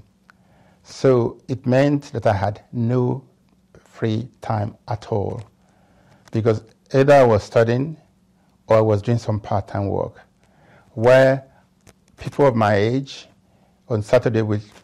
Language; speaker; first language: English; non-native, local second language; Yoruba